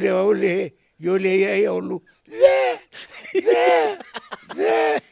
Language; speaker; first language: Arabic; native; Arabic